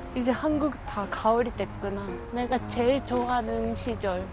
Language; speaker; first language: Korean; non-native, learner; Japanese